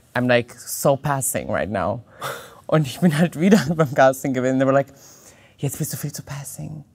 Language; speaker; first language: German; non-native, fluent; Serbian